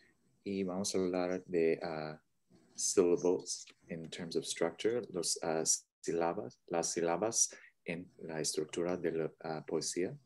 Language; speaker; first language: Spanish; non-native, learner; English